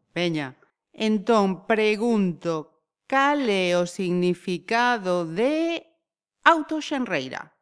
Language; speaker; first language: Galician; native; Galician